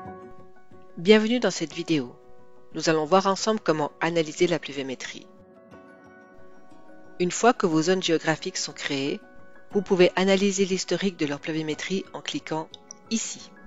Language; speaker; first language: French; native; French